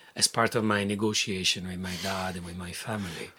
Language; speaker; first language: English; non-native, fluent; Italian